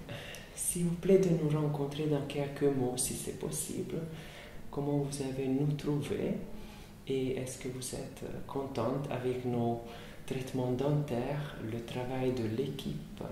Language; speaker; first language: French; non-native, fluent; Hungarian